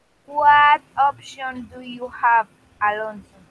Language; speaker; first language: English; non-native, learner; Spanish